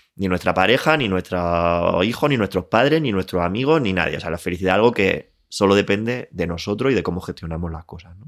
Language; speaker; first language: Spanish; native; Spanish